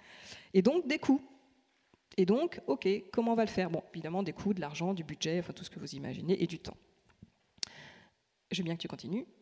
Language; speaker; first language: French; native; French